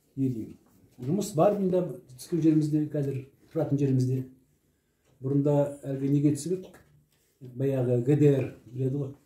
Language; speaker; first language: Kazakh; native; Kazakh